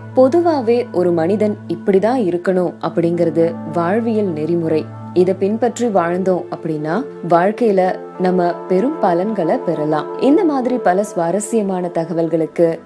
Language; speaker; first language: Tamil; native; Tamil